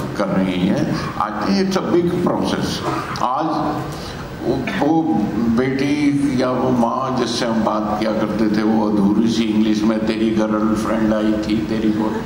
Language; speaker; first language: Hindi; native; Hindi